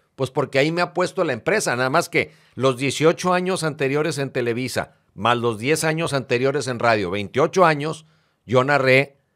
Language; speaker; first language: Spanish; native; Spanish